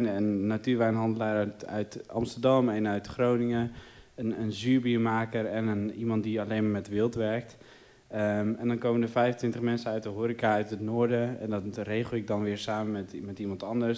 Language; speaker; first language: Dutch; native; Dutch